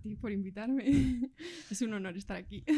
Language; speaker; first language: Spanish; native; Spanish